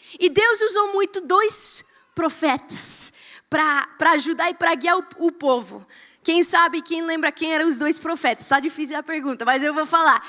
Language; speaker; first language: Portuguese; non-native, fluent; Spanish